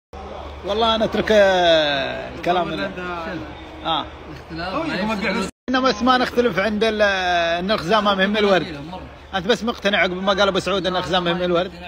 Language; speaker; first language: Arabic; native; Arabic